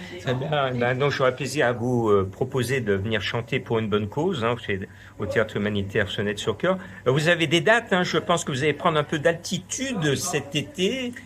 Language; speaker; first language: French; native; French